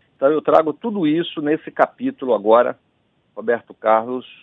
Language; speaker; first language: Portuguese; native; Portuguese